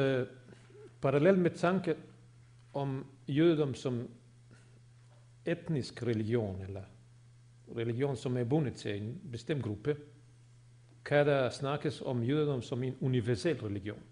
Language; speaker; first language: Swedish; non-native, fluent; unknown